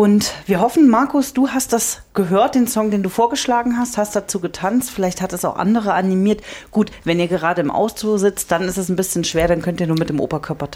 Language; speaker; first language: German; native; German